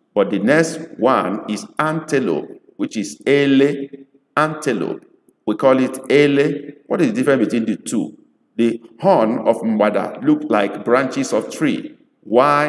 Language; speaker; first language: English; non-native, local second language; Igbo